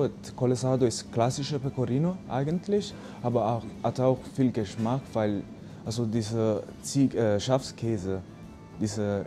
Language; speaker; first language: German; non-native, learner; Italian